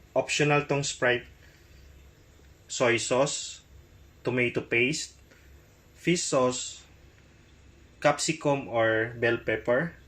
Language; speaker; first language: Filipino; non-native, local second language; Cebuano